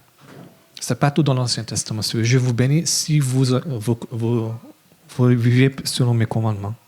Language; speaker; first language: French; non-native, fluent; English